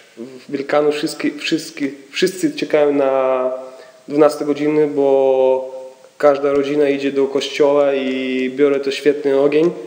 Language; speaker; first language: Polish; non-native, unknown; Russian